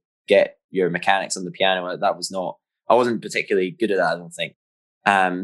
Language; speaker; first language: English; native; English